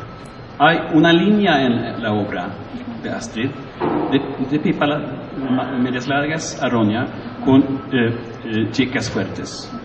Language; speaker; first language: Spanish; non-native, learner; Swedish